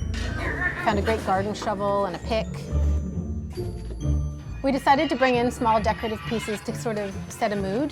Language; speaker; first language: English; native; English